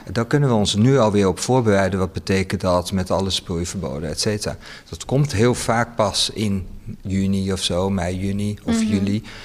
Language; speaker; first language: Dutch; native; Dutch